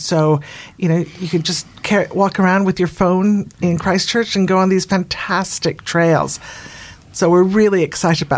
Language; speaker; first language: English; native; English